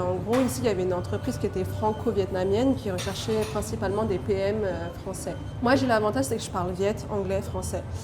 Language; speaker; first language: French; early bilingual, other home language; Vietnamese